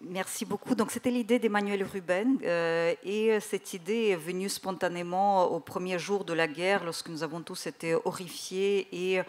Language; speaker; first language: French; non-native, fluent; Ukrainian